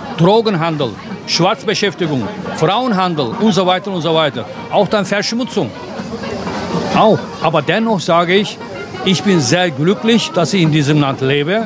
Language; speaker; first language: German; non-native, fluent; Turkish